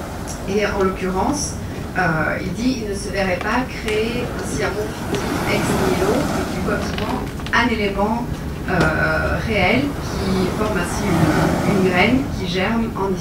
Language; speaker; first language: French; native; French